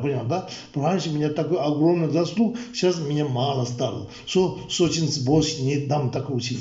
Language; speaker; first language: Russian; non-native, learner; Tibetan